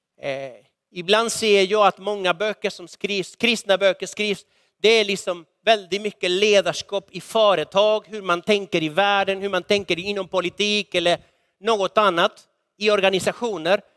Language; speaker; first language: Swedish; non-native, fluent; Spanish